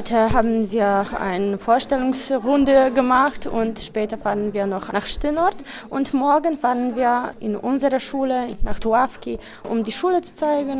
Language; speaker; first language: German; non-native, fluent; Polish